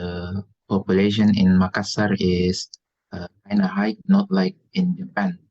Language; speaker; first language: English; non-native, learner; Indonesian